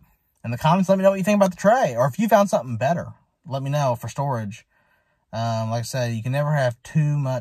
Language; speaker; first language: English; native; English